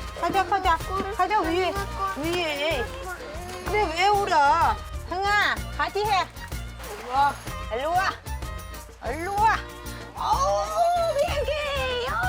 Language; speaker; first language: Korean; non-native, learner; Vietnamese